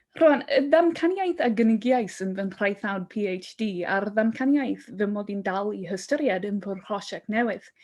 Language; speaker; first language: Welsh; non-native, fluent; English